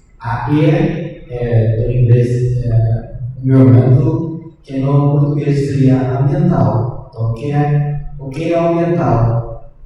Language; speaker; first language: Portuguese; non-native, learner; Spanish